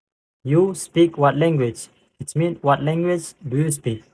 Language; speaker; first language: English; non-native, fluent; Indonesian